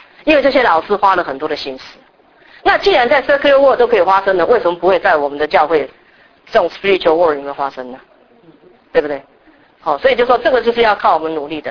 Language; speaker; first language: Chinese; native; Chinese